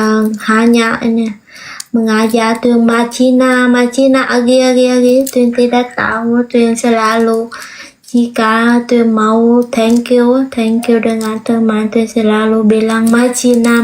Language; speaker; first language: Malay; non-native, learner; Vietnamese